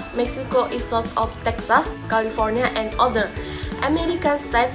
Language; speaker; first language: English; non-native, learner; Indonesian